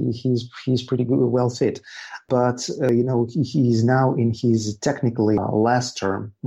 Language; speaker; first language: English; non-native, fluent; Russian